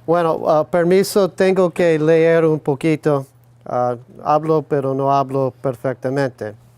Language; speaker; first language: Spanish; non-native, learner; English